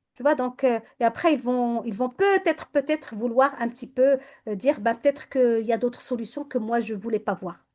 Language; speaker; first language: French; non-native, local second language; Arabic